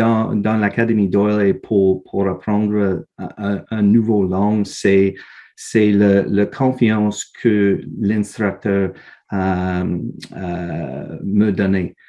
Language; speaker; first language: French; non-native, learner; English